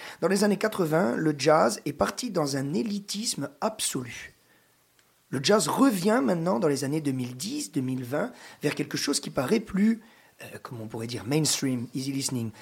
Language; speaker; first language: French; native; French